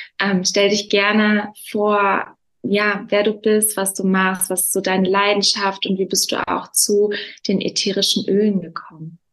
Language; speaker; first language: German; native; German